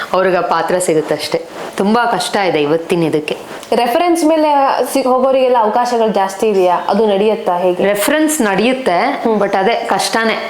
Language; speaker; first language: Kannada; non-native, local second language; Telugu